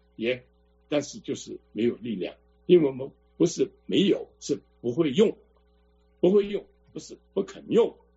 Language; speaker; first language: Chinese; non-native, local second language; Cantonese